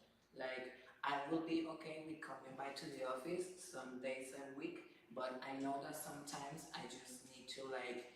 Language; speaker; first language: English; non-native, fluent; Spanish